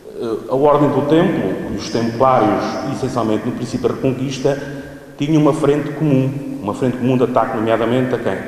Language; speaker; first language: Portuguese; native; Portuguese